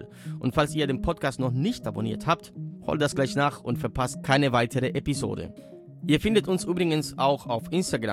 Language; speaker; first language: German; native; German